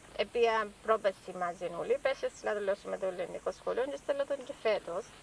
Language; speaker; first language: Greek; native; Greek